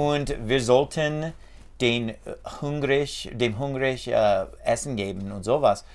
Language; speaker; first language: German; non-native, learner; English